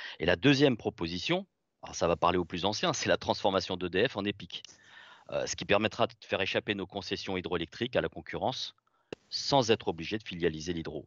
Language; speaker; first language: French; native; French